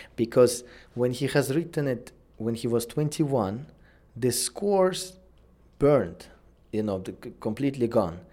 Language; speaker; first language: English; non-native, fluent; Russian